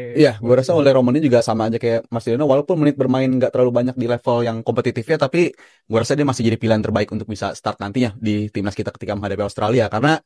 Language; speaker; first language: Indonesian; native; Indonesian